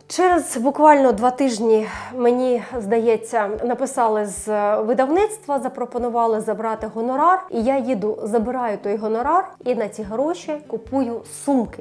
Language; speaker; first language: Ukrainian; non-native, local second language; Russian